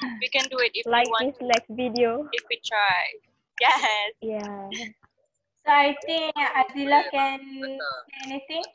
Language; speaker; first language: English; non-native, learner; Malay